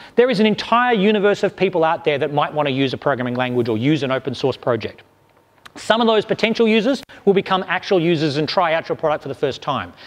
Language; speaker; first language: English; native; English